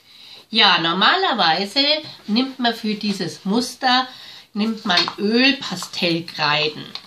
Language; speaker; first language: German; native; German